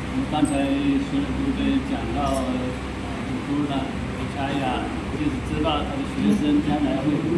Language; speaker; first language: Chinese; native; Chinese